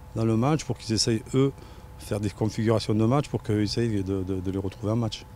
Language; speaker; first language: French; native; French